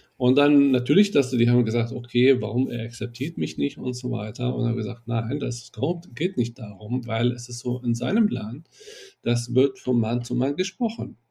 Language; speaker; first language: German; non-native, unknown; Arabic